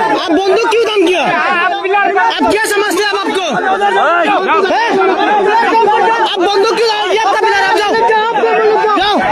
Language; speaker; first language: Hindi; non-native, learner; Bangla